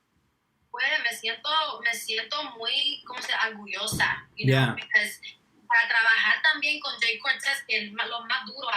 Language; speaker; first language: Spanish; early bilingual, heritage; Spanish